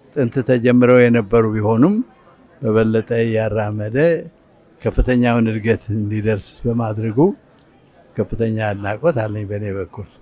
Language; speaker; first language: Amharic; non-native, local second language; Tigrinya